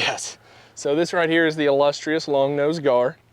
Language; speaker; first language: English; native; English